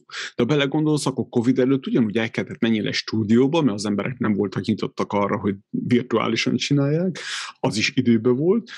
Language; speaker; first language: Hungarian; native; Hungarian